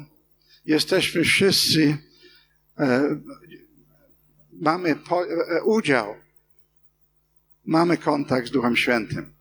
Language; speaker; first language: Polish; non-native, fluent; English